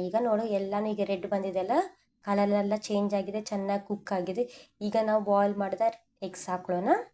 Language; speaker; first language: Kannada; non-native, local second language; Telugu